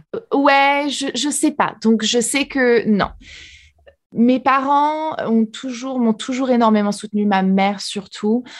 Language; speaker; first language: French; native; French